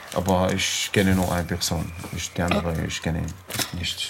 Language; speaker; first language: German; non-native, learner; Arabic